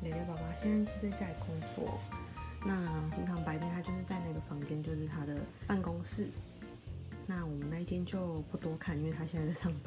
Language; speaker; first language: Chinese; native; Chinese